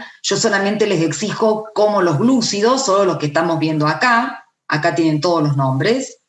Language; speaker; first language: Spanish; native; Spanish